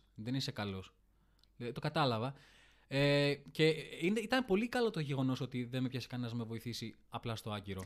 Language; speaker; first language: Greek; native; Greek